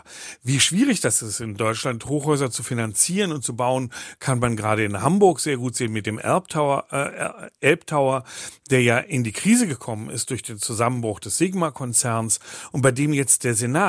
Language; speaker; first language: German; native; German